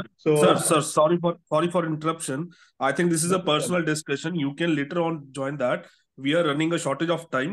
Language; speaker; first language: English; non-native, local second language; Hindi